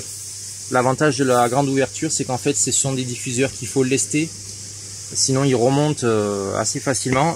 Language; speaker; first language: French; native; French